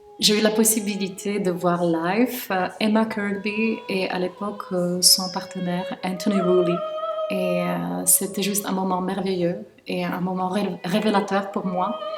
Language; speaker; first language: French; non-native, fluent; Czech